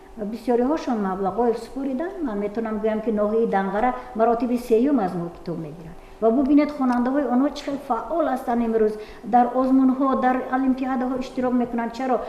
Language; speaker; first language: Tajik; native; Tajik